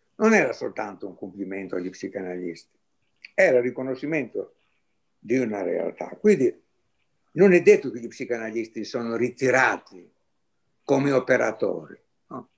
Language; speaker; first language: Italian; non-native, fluent; Greek